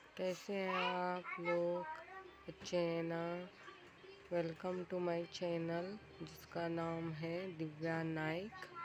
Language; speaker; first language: Hindi; non-native, local second language; Konkani